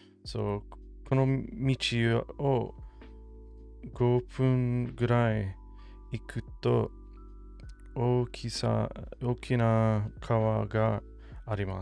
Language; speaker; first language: Japanese; non-native, learner; English